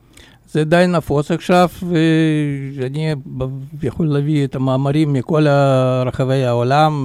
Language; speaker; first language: Hebrew; non-native, fluent; Russian